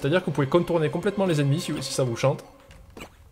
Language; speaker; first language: French; native; French